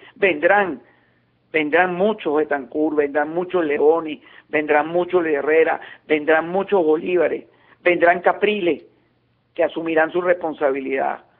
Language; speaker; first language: Spanish; native; Spanish